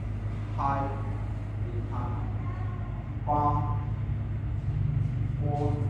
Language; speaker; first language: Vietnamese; non-native, learner; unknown